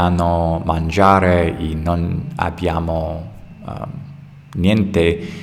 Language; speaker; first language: Italian; non-native, learner; English